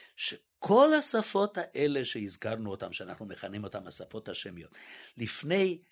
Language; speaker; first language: Hebrew; native; Hebrew